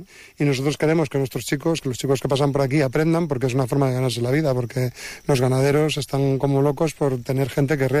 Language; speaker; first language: Spanish; native; Spanish